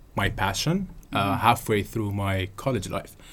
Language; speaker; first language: English; non-native, fluent; Arabic